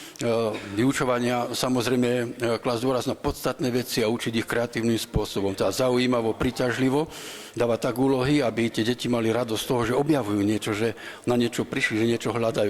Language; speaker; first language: Slovak; native; Slovak